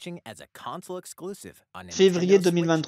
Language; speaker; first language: French; native; French